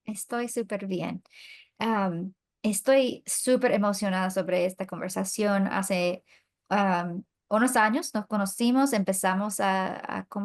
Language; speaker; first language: Spanish; non-native, fluent; English